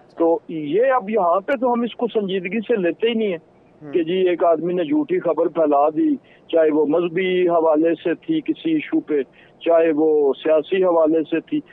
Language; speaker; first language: Urdu; native; Urdu